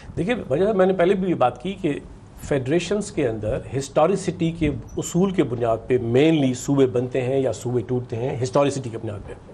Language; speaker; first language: Urdu; non-native, local second language; Sindhi